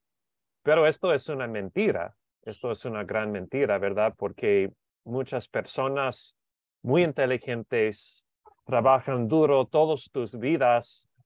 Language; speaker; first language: Spanish; non-native, learner; English